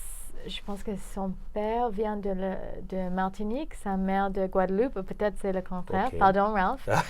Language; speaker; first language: French; non-native, fluent; English